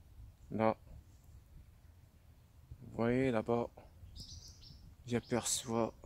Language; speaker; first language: French; non-native, fluent; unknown